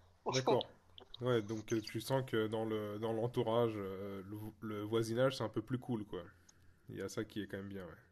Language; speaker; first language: French; native; French